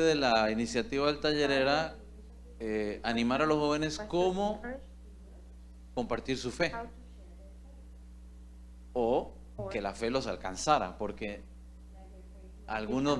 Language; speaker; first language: Spanish; native; Spanish